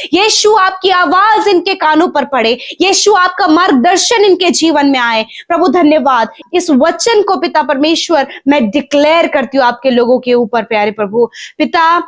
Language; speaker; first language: Hindi; native; Hindi